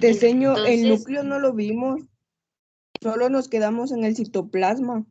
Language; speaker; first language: Spanish; native; Spanish